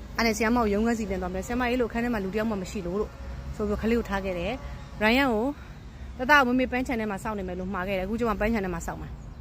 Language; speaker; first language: Burmese; native; Burmese